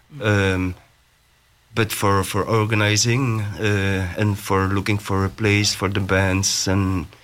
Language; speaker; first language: English; non-native, fluent; Dutch